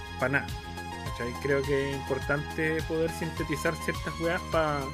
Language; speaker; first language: Spanish; native; Spanish